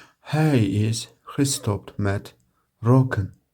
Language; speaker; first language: Dutch; non-native, learner; Turkish